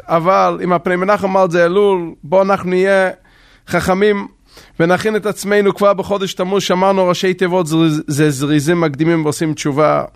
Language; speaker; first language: Hebrew; non-native, local second language; Yiddish